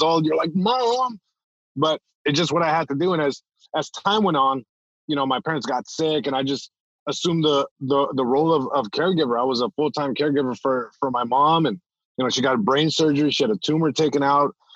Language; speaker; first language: English; early bilingual, other home language; Spanish